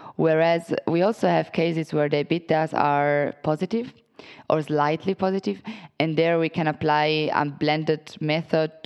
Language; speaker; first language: English; non-native, fluent; Italian